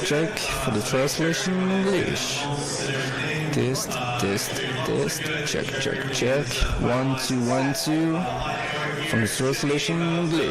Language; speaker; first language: English; non-native, learner; French